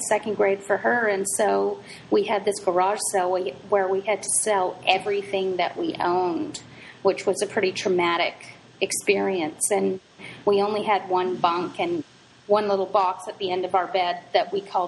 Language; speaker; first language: English; native; English